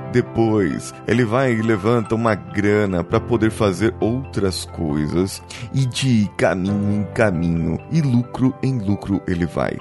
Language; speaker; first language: Portuguese; native; Portuguese